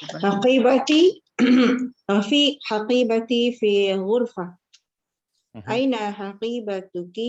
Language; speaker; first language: Arabic; non-native, learner; Malay